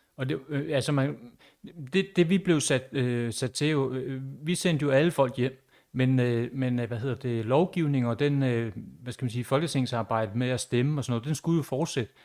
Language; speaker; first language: Danish; native; Danish